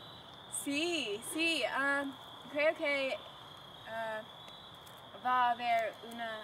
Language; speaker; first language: Spanish; non-native, learner; English